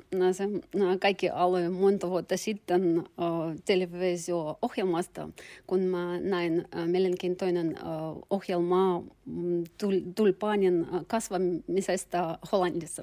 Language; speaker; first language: Finnish; non-native, learner; Turkish